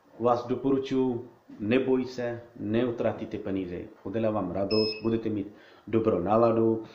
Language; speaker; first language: Czech; non-native, learner; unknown